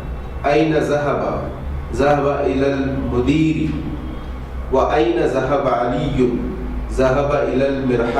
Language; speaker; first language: Arabic; non-native, learner; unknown